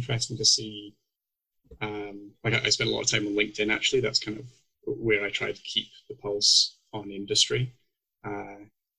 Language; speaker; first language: English; native; English